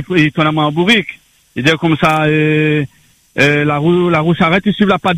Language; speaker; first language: French; non-native, local second language; Réunion Creole French